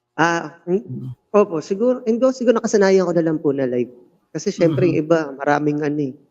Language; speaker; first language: Filipino; native; Filipino